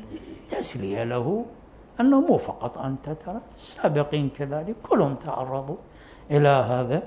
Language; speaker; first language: Arabic; native; Arabic